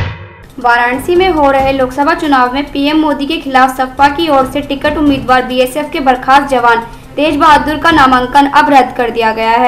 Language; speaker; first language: Hindi; native; Hindi